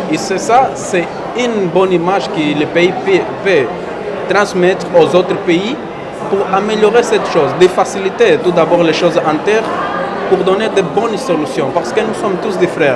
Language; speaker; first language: French; non-native, fluent; Portuguese